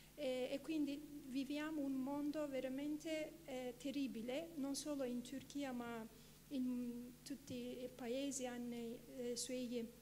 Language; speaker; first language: Italian; non-native, fluent; Kurdish